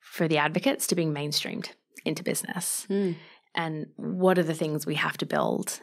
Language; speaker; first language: English; native; English